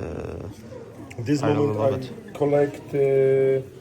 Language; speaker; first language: English; non-native, learner; Polish